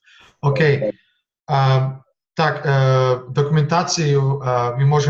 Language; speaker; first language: Russian; non-native, fluent; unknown